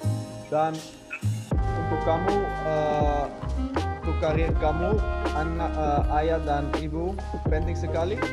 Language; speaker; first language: Indonesian; non-native, learner; Dutch